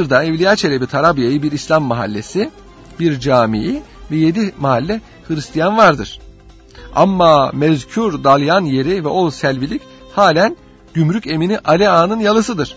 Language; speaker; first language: Turkish; native; Turkish